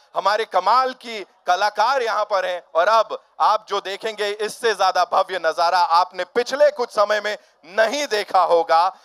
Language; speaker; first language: Hindi; native; Hindi